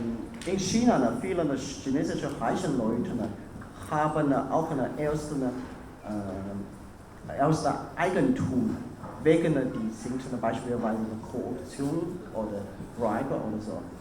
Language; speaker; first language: German; non-native, learner; Chinese